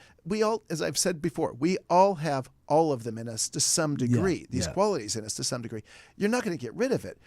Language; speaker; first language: English; native; English